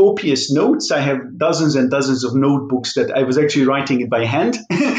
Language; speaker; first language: English; non-native, fluent; Hungarian